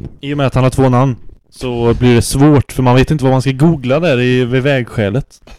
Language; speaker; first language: Swedish; native; Swedish